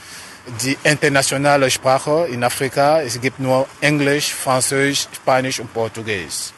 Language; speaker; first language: German; non-native, fluent; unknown